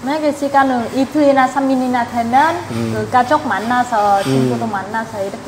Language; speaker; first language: Korean; non-native, learner; Vietnamese